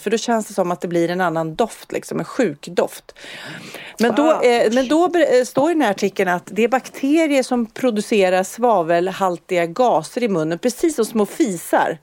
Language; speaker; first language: Swedish; native; Swedish